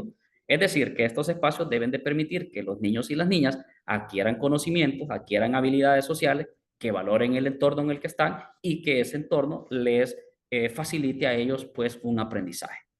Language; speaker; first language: Spanish; native; Spanish